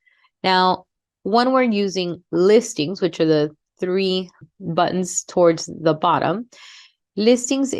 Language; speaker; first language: English; native; English